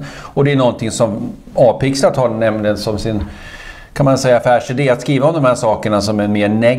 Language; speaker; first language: Swedish; native; Swedish